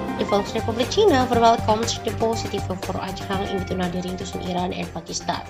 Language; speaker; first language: Dutch; non-native, local second language; Indonesian